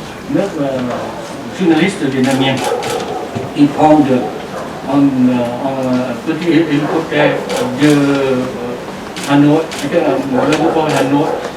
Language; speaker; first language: French; non-native, learner; Vietnamese